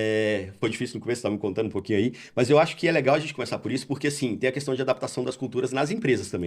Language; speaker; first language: Portuguese; native; Portuguese